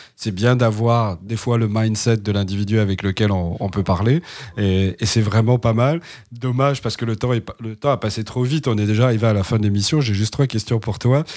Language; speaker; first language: French; native; French